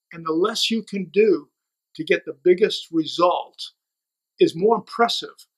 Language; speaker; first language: English; native; English